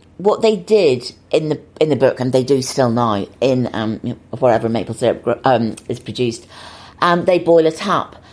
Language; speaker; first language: English; native; English